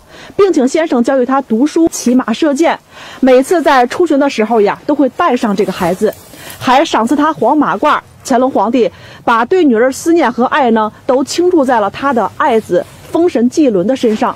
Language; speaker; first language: Chinese; native; Chinese